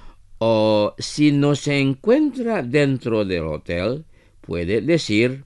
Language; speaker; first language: Spanish; non-native, fluent; Indonesian